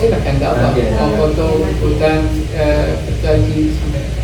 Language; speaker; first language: Indonesian; non-native, learner; Arabic